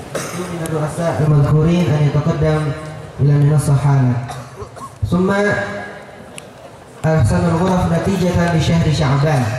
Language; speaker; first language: Arabic; non-native, fluent; Indonesian